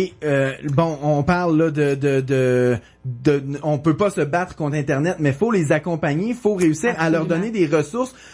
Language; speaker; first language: French; native; French